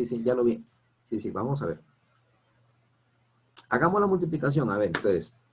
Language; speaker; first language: Spanish; native; Spanish